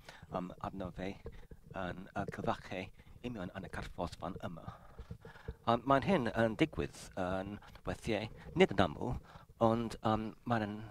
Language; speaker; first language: Welsh; non-native, learner; English